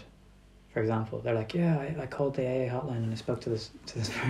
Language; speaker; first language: English; native; English